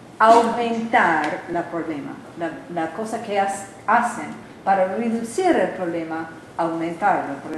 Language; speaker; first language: Spanish; non-native, learner; English